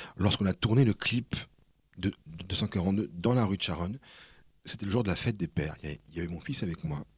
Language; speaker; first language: French; early bilingual, other home language; Spanish